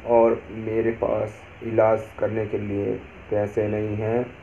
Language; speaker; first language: Hindi; native; Hindi